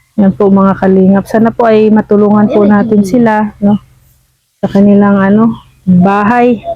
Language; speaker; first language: Filipino; non-native, local second language; Cebuano